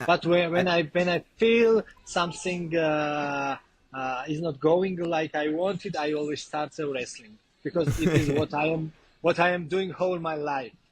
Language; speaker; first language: English; non-native, learner; Georgian